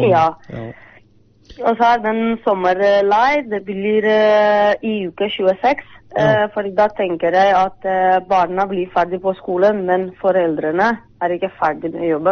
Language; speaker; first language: Norwegian; non-native, fluent; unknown